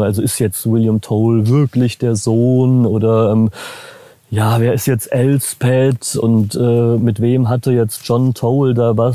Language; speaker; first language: German; native; German